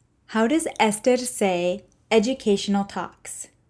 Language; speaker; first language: English; native; English